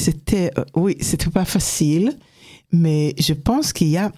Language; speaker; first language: French; non-native, fluent; Hebrew